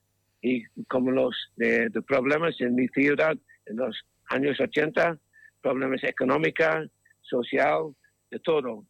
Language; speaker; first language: Spanish; non-native, learner; English